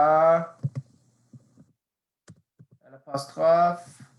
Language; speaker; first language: French; non-native, fluent; English